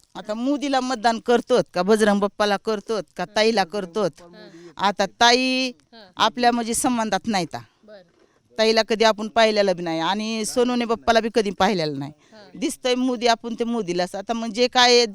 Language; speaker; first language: Marathi; native; Marathi